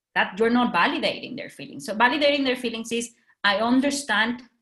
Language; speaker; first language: English; non-native, fluent; Spanish